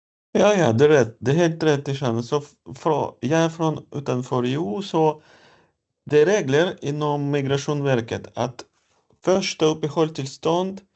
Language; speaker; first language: Swedish; non-native, fluent; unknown